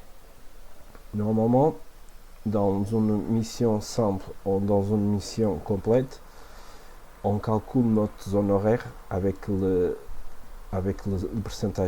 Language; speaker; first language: French; non-native, fluent; Portuguese